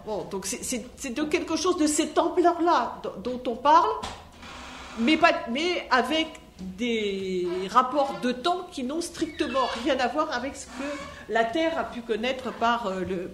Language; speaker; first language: French; native; French